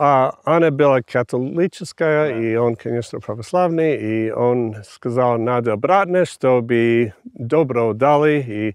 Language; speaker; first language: Russian; non-native, fluent; English